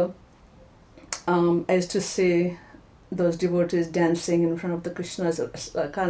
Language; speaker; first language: English; non-native, local second language; Nepali